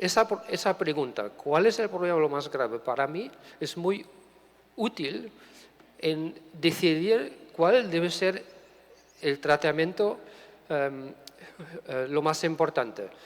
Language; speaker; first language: Spanish; non-native, fluent; German